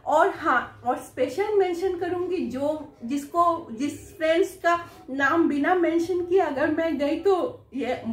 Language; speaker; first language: Hindi; non-native, local second language; Bangla